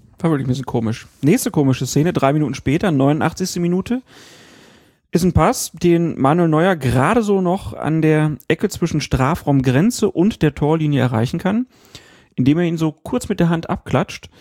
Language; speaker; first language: German; native; German